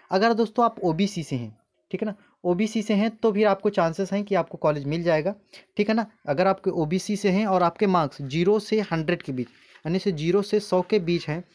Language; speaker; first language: Hindi; native; Hindi